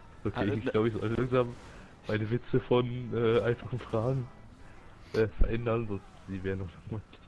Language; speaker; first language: German; native; German